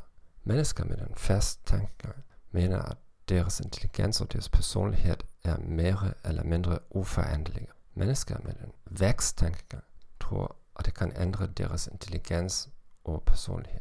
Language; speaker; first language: Danish; non-native, fluent; German